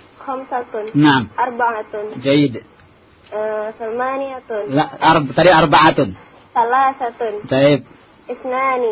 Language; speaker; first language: Arabic; non-native, learner; Indonesian